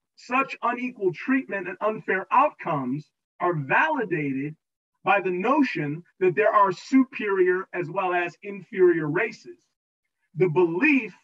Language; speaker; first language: English; native; English